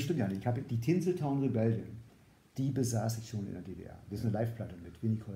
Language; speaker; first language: German; native; German